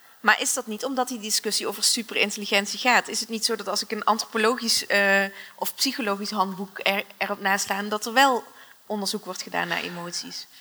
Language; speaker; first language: Dutch; native; Dutch